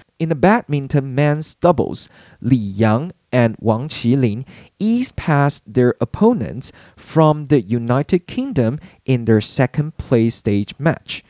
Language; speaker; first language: English; non-native, fluent; Chinese